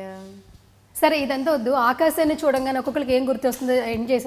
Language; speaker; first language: Telugu; native; Telugu